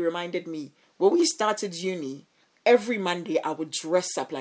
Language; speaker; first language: English; non-native, local second language; Akan